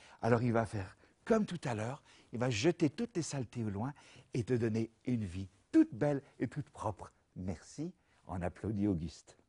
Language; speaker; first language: French; native; French